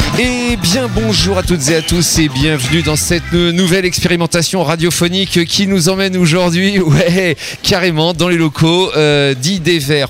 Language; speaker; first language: French; native; French